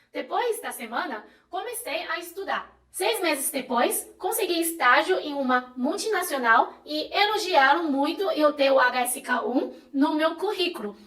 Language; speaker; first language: Portuguese; non-native, fluent; Chinese